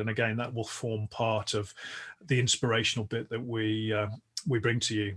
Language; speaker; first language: English; native; English